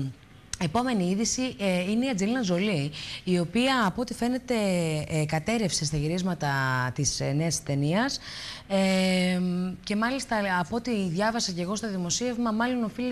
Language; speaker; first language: Greek; native; Greek